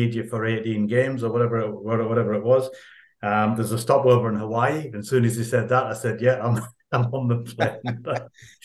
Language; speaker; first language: English; native; English